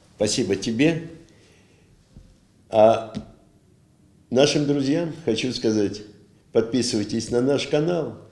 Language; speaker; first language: Russian; native; Russian